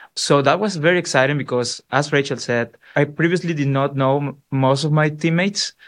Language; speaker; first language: English; non-native, fluent; Spanish